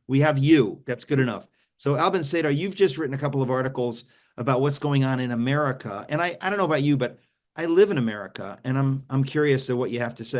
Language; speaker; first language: English; native; English